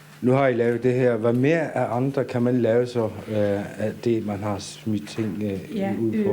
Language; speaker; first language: Danish; non-native, local second language; Kalaallisut